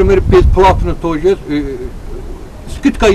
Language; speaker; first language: Russian; non-native, learner; Azerbaijani